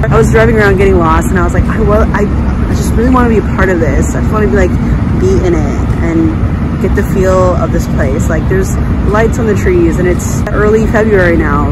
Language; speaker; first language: English; native; English